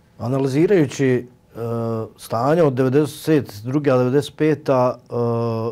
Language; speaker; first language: Bosnian; native; Bosnian